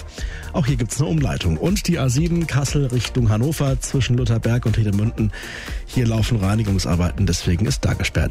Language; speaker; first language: German; native; German